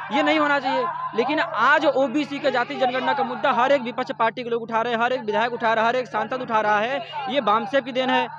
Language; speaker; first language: Hindi; native; Hindi